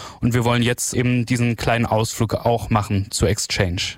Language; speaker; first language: German; native; German